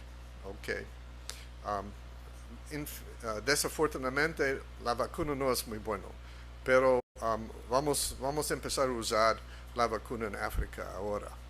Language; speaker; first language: Spanish; non-native, fluent; English